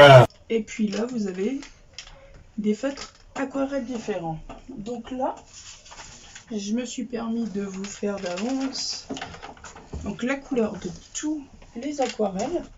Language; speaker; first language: French; native; French